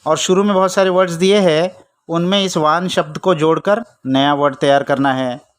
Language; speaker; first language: Hindi; non-native, local second language; Marathi